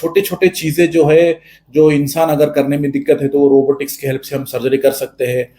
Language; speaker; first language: Hindi; non-native, local second language; Marathi